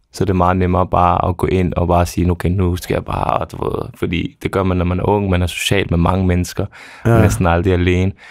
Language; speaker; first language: Danish; early bilingual, other home language; Serbian